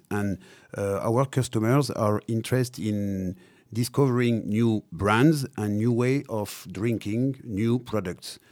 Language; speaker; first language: English; non-native, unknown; French